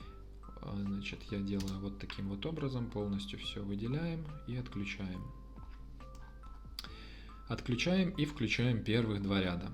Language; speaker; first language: Russian; native; Russian